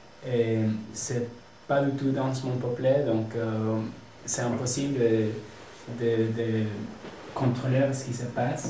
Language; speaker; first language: French; non-native, fluent; Spanish